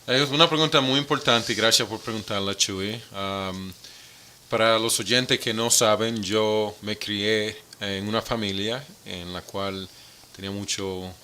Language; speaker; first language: Spanish; early bilingual, other home language; English